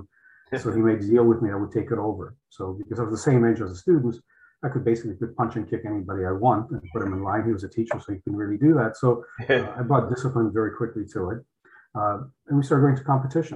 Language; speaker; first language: English; early bilingual, other home language; Polish